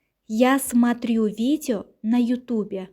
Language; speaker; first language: Russian; non-native, local second language; Uzbek